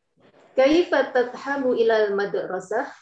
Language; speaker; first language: Arabic; non-native, learner; Indonesian